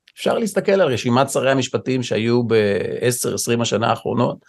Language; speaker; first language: Hebrew; native; Hebrew